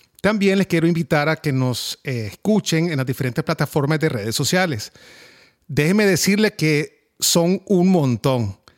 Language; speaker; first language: Spanish; native; Spanish